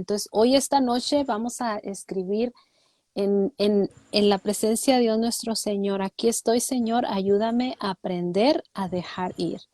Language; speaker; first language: Spanish; native; Spanish